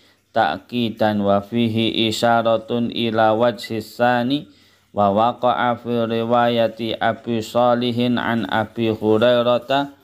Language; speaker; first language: Arabic; non-native, fluent; Indonesian